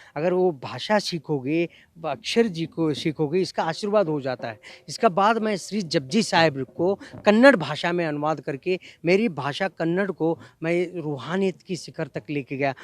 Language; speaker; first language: Hindi; non-native, local second language; Kannada